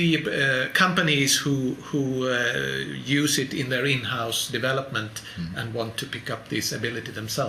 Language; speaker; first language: English; non-native, fluent; Swedish